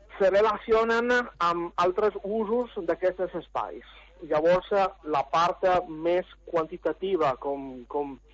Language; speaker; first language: Catalan; non-native, fluent; Italian